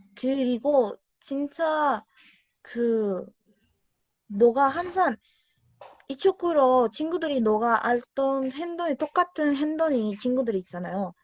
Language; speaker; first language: Korean; non-native, fluent; Spanish